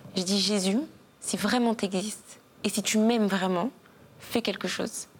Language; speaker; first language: French; native; French